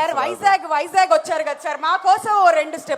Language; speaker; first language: Telugu; native; Telugu